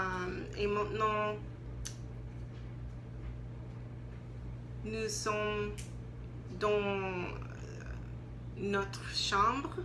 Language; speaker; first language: French; non-native, learner; English